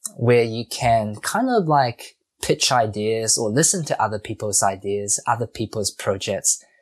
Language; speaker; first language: English; native; English